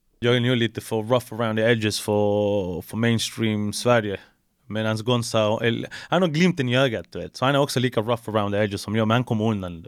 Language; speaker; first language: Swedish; early bilingual, other home language; Spanish